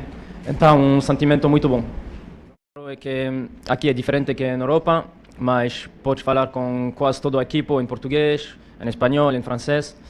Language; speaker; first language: Portuguese; non-native, learner; Spanish